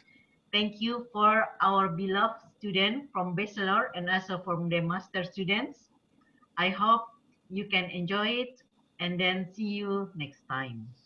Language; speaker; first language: English; non-native, learner; Indonesian